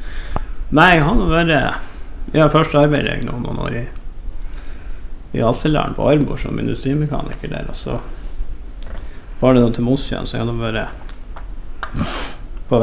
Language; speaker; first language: Norwegian; native; Norwegian